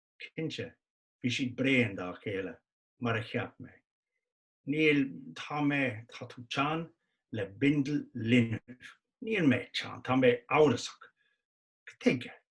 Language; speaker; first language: Irish; non-native, local second language; English